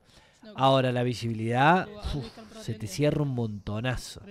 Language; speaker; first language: Spanish; native; Spanish